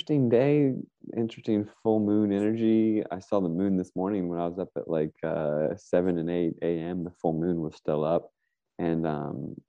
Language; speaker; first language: English; native; English